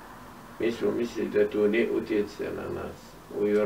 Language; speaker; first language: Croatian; non-native, fluent; Arabic